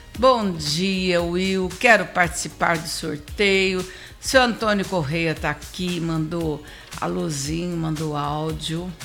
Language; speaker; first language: Portuguese; native; Portuguese